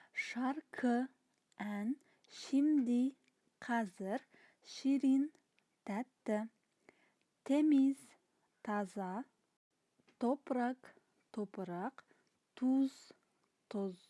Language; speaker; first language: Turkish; non-native, fluent; Kazakh